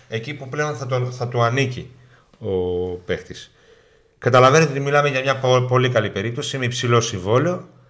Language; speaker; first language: Greek; native; Greek